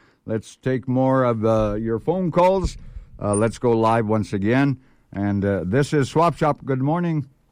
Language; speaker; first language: English; early bilingual, other home language; Spanish